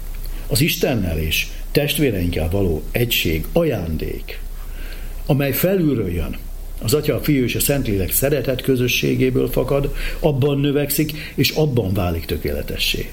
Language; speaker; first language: Hungarian; native; Hungarian